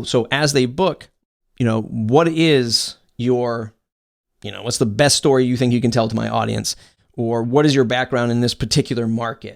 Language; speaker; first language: English; native; English